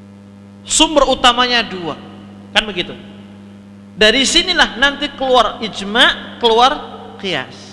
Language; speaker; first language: Indonesian; native; Indonesian